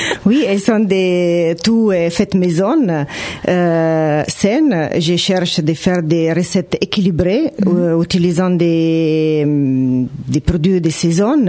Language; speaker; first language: French; non-native, fluent; Italian